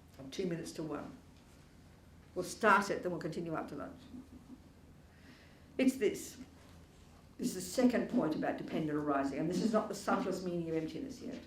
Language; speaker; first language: English; native; English